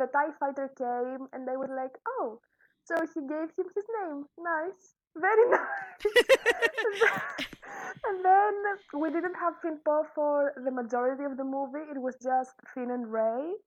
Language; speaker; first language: English; non-native, fluent; Greek